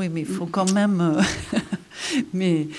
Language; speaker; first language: French; non-native, fluent; Catalan